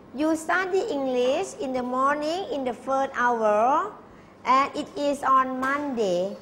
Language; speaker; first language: English; non-native, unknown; Thai